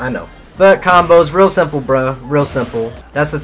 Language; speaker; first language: English; native; English